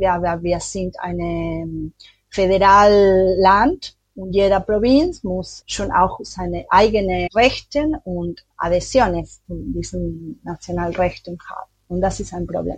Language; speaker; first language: German; non-native, learner; Spanish